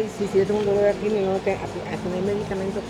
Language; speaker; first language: Spanish; native; Spanish